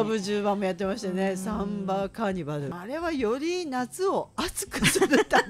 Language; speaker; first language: Japanese; native; Japanese